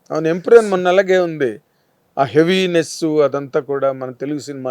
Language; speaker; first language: Telugu; native; Telugu